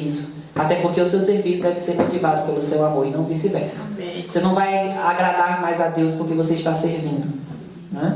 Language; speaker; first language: Portuguese; native; Portuguese